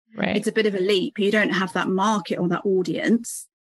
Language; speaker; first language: English; native; English